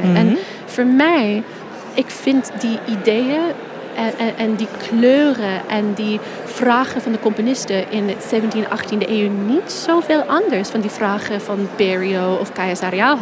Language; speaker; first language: Dutch; non-native, fluent; English